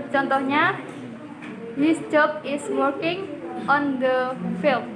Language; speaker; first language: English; non-native, learner; Indonesian